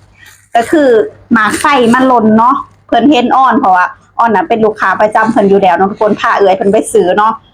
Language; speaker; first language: Thai; non-native, local second language; Lao